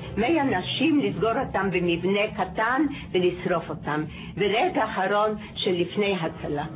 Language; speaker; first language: Hebrew; non-native, fluent; Polish